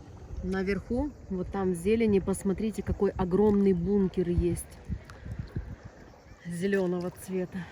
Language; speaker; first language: Russian; native; Russian